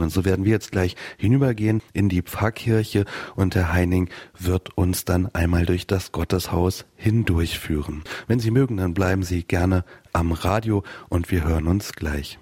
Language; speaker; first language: German; native; German